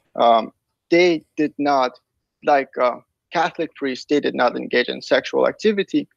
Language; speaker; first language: English; non-native, fluent; Persian